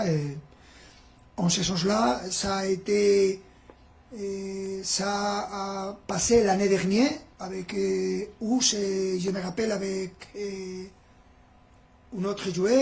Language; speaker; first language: French; non-native, fluent; Spanish